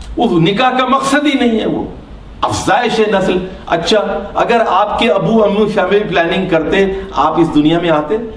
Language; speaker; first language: Urdu; native; Urdu